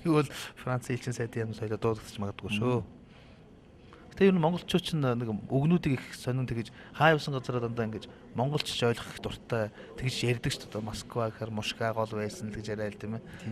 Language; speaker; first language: Mongolian; native; Mongolian